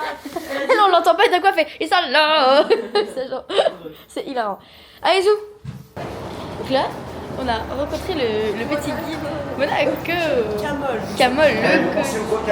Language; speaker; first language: French; native; French